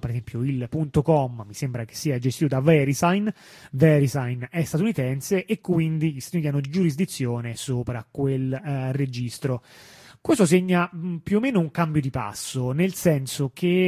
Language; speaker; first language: Italian; native; Italian